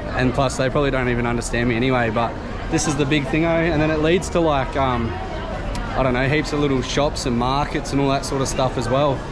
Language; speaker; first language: English; native; English